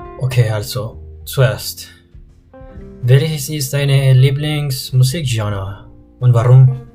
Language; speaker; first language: German; non-native, learner; Spanish